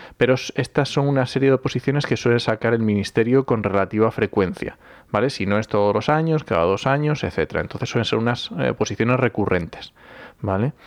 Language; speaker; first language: Spanish; native; Spanish